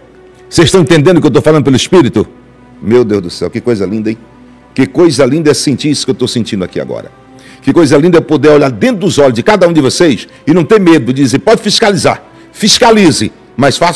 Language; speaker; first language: Portuguese; native; Portuguese